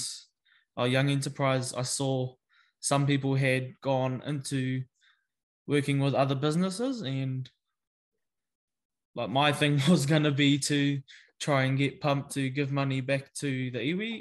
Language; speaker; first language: English; native; English